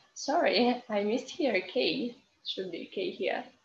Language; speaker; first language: English; non-native, fluent; Russian